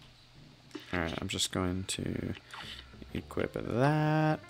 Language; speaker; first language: English; native; English